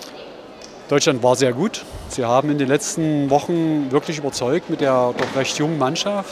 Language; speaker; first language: German; native; German